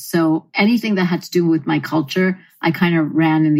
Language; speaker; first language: English; native; English